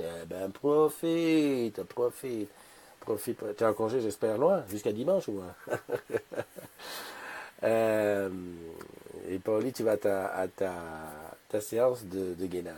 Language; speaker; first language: French; native; French